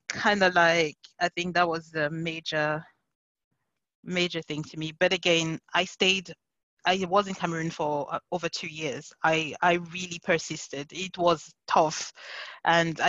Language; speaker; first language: English; non-native, local second language; French